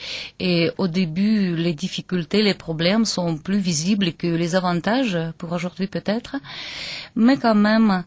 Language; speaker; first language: French; non-native, learner; Latvian